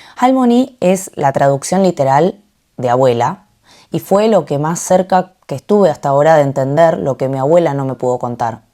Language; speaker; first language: Spanish; early bilingual, other home language; Korean